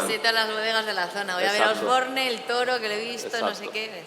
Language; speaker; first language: Spanish; native; Spanish